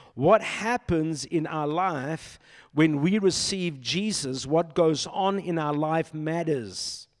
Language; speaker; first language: English; native; English